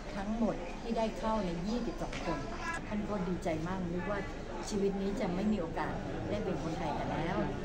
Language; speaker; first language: Thai; native; Thai